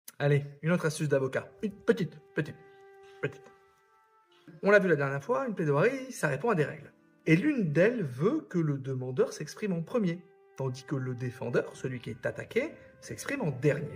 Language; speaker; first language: French; native; French